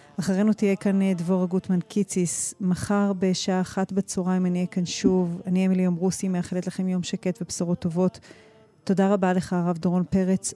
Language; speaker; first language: Hebrew; native; Hebrew